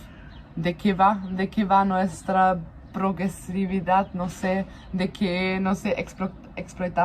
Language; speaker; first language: Spanish; non-native, fluent; German